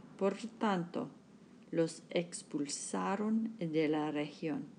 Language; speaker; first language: Spanish; non-native, learner; English